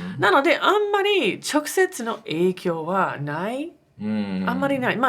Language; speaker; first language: Japanese; non-native, fluent; English